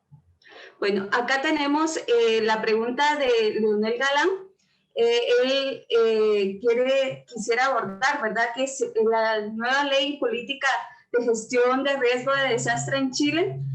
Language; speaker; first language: Spanish; native; Spanish